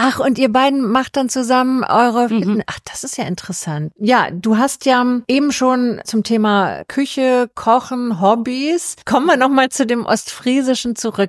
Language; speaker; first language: German; native; German